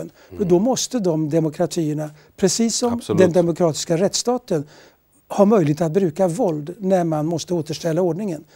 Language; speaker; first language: Swedish; native; Swedish